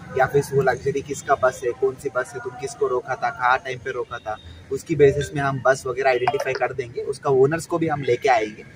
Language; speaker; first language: Hindi; non-native, local second language; Telugu